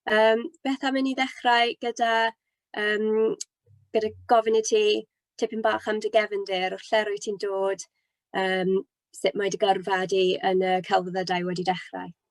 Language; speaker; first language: Welsh; non-native, local second language; English